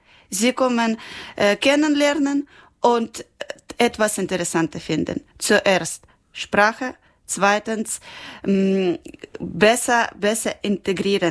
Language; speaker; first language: German; non-native, learner; Ukrainian